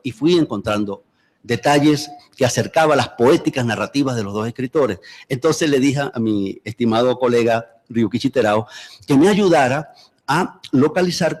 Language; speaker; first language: Spanish; native; Spanish